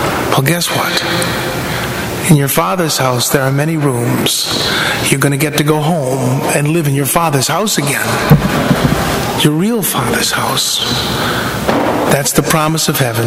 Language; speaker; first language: English; native; English